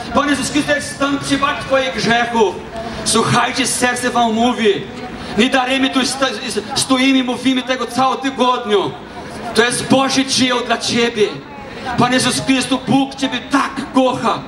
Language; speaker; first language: Polish; non-native, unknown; Portuguese